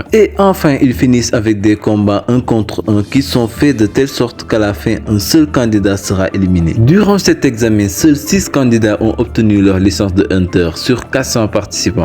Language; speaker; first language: French; native; French